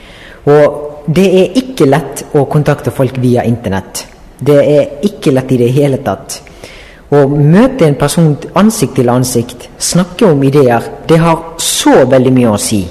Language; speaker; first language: Norwegian; non-native, fluent; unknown